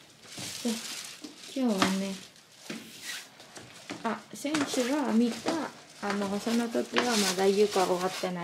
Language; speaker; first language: Japanese; non-native, learner; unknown